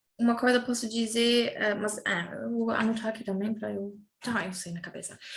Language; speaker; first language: Portuguese; non-native, fluent; German